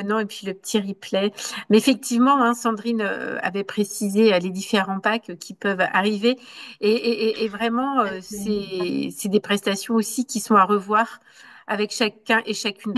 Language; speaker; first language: French; native; French